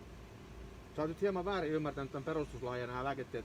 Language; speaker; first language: Finnish; native; Finnish